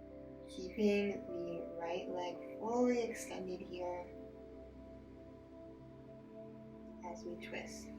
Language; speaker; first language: English; native; English